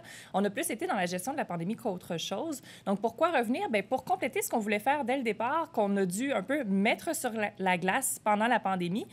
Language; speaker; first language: French; native; French